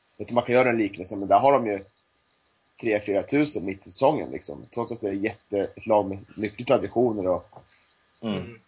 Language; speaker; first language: Swedish; native; Swedish